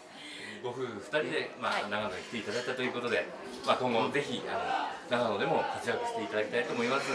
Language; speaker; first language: Japanese; native; Japanese